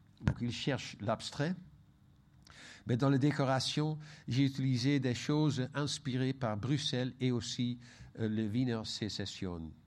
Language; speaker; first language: French; non-native, fluent; Dutch